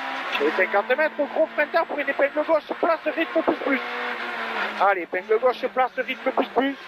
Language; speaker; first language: French; native; French